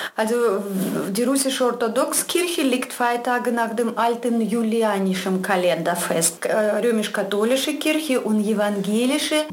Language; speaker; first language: German; non-native, fluent; Russian